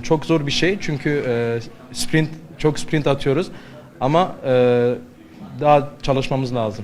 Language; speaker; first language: Turkish; non-native, learner; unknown